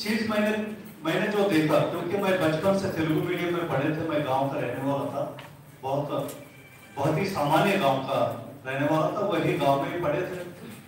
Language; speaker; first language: Hindi; non-native, local second language; Telugu